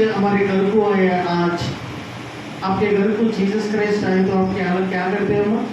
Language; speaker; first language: Hindi; non-native, local second language; Telugu